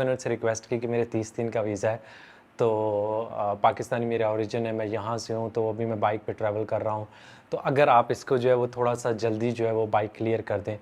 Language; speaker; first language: Urdu; native; Urdu